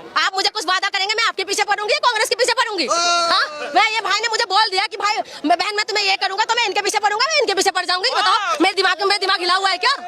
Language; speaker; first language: Hindi; non-native, local second language; Assamese